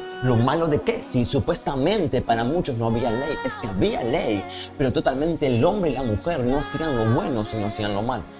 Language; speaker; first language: Spanish; native; Spanish